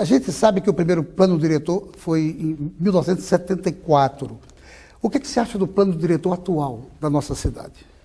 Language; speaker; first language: Portuguese; native; Portuguese